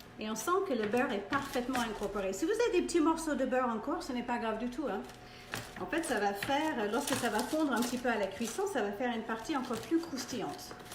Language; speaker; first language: French; non-native, fluent; English